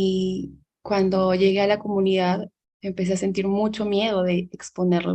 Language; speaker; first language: Spanish; native; Spanish